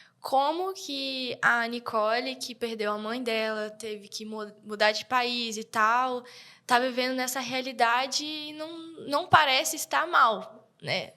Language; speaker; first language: Portuguese; early bilingual, heritage; Portuguese